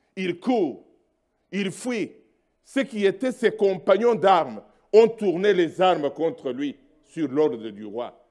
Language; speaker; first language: French; non-native, local second language; Luba-Lulua